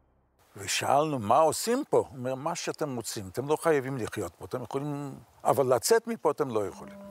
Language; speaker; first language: Hebrew; non-native, fluent; Yiddish